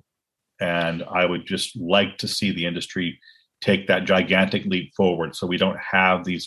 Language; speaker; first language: English; native; English